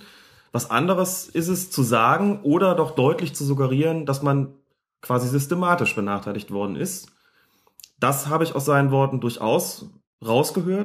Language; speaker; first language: German; native; German